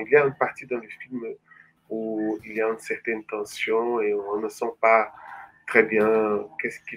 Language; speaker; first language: French; non-native, fluent; Portuguese